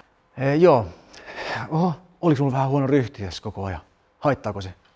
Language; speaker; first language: Finnish; native; Finnish